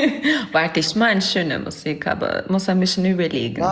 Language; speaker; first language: German; non-native, learner; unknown